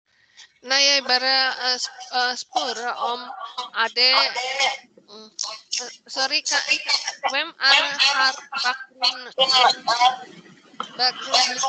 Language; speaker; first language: Norwegian; non-native, learner; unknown